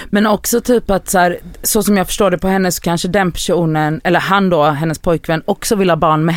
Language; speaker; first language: Swedish; native; Swedish